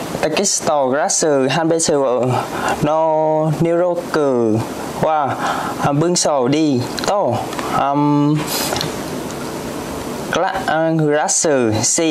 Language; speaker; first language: Japanese; non-native, learner; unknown